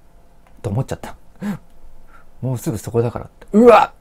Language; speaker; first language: Japanese; native; Japanese